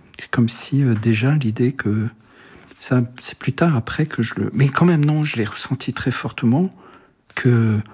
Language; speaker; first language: French; early bilingual, other home language; Arabic